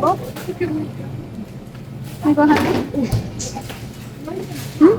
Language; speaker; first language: Korean; non-native, learner; Bangla